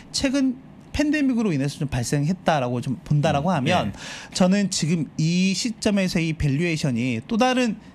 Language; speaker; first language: Korean; native; Korean